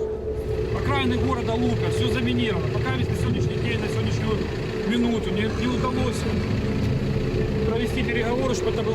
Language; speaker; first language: Russian; native; Russian